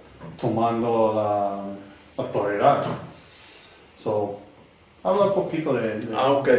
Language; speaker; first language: Spanish; non-native, fluent; English